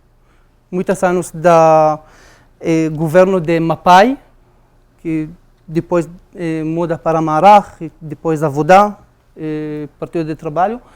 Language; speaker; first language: Portuguese; non-native, learner; Arabic